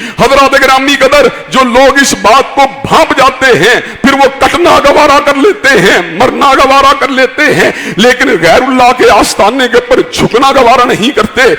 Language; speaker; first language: Urdu; non-native, local second language; Punjabi